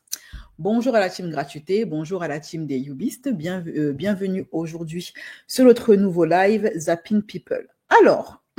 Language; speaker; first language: French; native; French